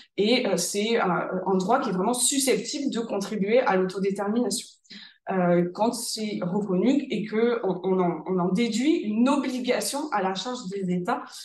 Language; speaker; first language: French; native; French